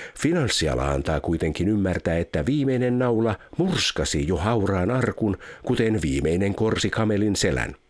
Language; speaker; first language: Finnish; native; Finnish